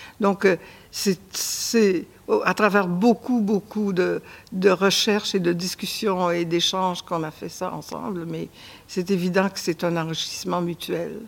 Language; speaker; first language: French; native; French